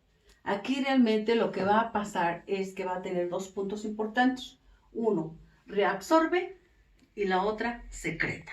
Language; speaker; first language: Spanish; native; Spanish